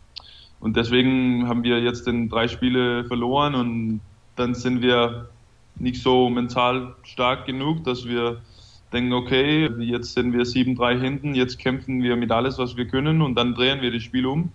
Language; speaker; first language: German; non-native, fluent; Danish